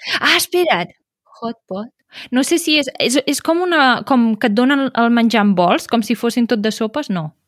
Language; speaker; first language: Catalan; native; Catalan